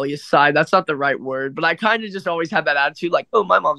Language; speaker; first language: English; native; English